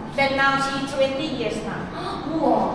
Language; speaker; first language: English; non-native, learner; Thai